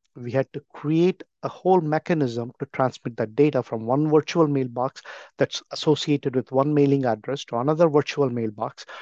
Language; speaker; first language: English; non-native, local second language; Tamil